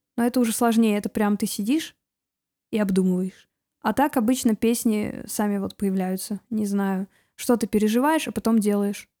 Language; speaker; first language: Russian; native; Russian